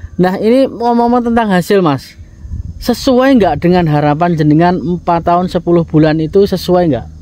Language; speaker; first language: Indonesian; native; Indonesian